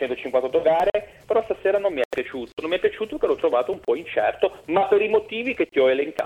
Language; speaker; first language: Italian; native; Italian